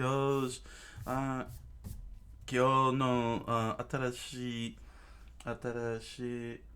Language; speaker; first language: Japanese; non-native, learner; English